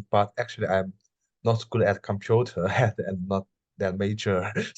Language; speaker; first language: English; non-native, learner; Chinese